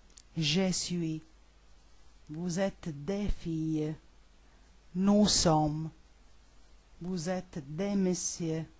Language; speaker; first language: French; non-native, learner; Italian